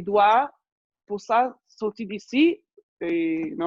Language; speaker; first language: French; non-native, fluent; Portuguese